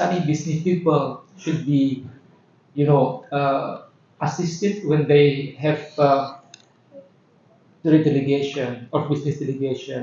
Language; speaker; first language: English; non-native, fluent; Indonesian